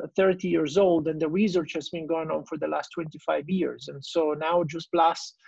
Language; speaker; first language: English; non-native, fluent; Italian